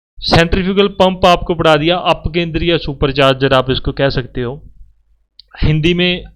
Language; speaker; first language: Hindi; native; Hindi